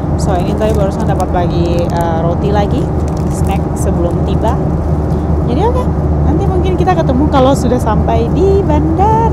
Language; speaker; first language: Indonesian; native; Indonesian